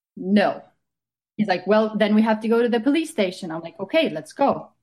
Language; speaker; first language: English; non-native, fluent; Estonian